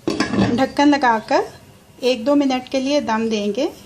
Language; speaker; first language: Urdu; native; Urdu